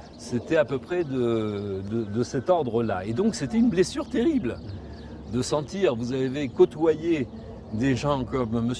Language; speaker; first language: French; non-native, local second language; Spanish